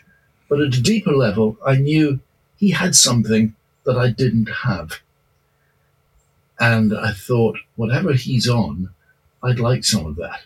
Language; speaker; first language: English; native; English